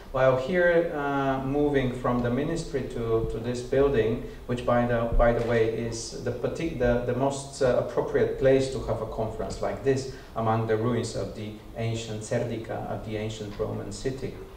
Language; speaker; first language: English; non-native, fluent; Bulgarian